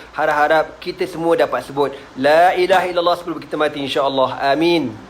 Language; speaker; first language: Malay; native; Malay